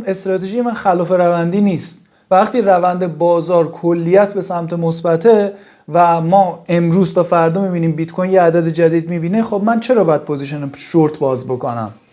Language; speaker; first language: Persian; native; Persian